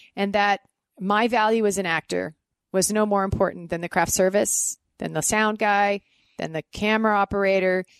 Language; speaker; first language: English; native; English